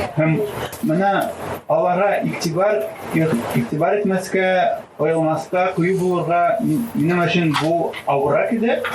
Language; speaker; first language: Tatar; non-native, local second language; Russian